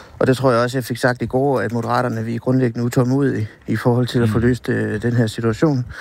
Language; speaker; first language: Danish; native; Danish